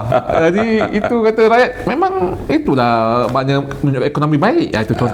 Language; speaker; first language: Malay; native; Malay